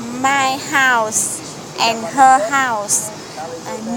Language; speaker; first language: English; non-native, learner; Vietnamese